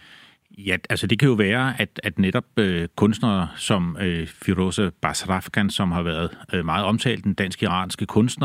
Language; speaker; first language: Danish; native; Danish